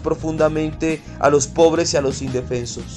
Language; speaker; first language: Spanish; native; Spanish